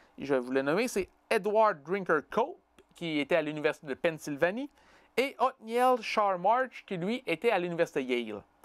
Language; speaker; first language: French; native; French